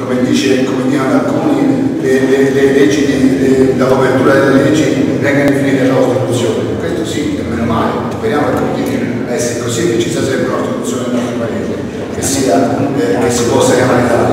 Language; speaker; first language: Italian; native; Italian